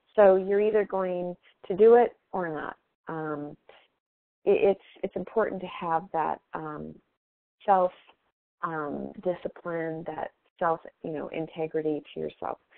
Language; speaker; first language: English; native; English